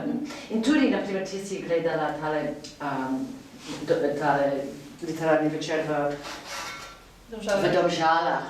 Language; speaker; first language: Slovenian; non-native, fluent; English